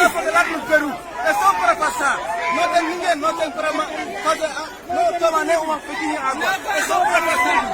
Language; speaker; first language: Portuguese; non-native, learner; Haitian Creole